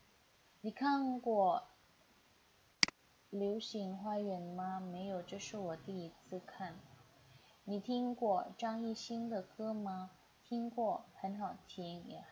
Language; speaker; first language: Chinese; non-native, fluent; Indonesian